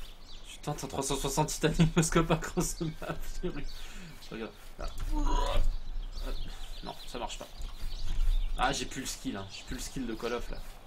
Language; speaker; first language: French; native; French